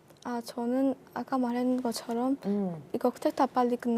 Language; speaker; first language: Korean; non-native, learner; Burmese